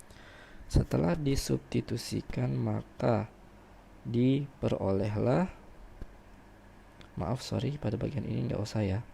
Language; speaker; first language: Indonesian; native; Indonesian